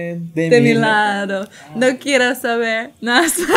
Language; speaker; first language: Spanish; non-native, learner; English